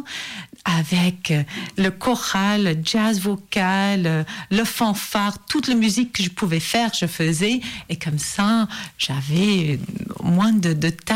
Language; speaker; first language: French; native; French